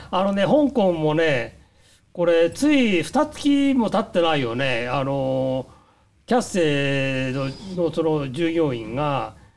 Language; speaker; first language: Japanese; early bilingual, heritage; Japanese